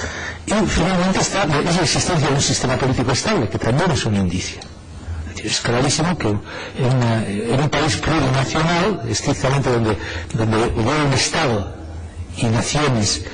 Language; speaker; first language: Spanish; native; Spanish